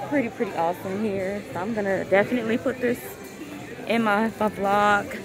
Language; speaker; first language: English; native; English